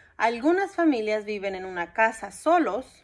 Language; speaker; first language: Spanish; early bilingual, heritage; Spanish